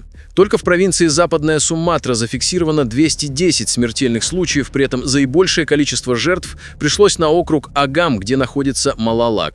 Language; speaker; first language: Russian; native; Russian